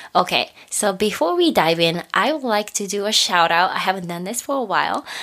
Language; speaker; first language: English; non-native, fluent; Japanese